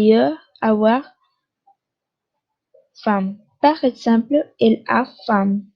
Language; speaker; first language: French; non-native, fluent; Spanish